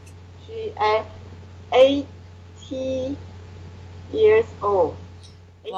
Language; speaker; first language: English; non-native, learner; Chinese